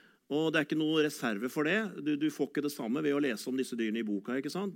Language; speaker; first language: Norwegian; native; Norwegian